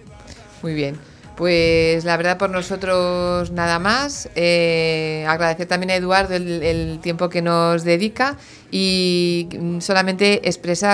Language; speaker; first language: Spanish; native; Spanish